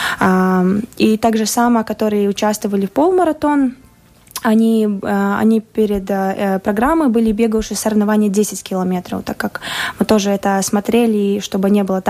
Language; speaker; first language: Russian; non-native, local second language; Latvian